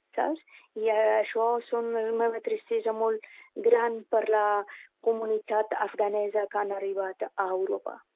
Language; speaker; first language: Catalan; non-native, fluent; Persian